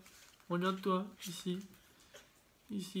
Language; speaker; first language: French; native; French